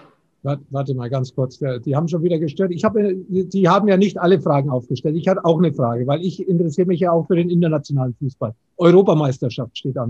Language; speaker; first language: German; native; German